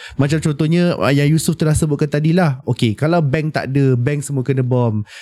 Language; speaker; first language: Malay; native; Malay